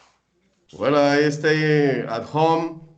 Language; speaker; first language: English; non-native, learner; Spanish